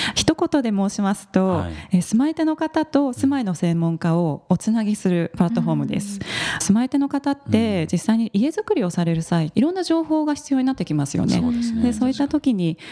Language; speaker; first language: Japanese; early bilingual, other home language; English